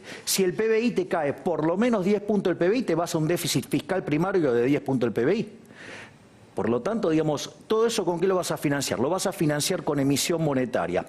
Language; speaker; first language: Spanish; native; Spanish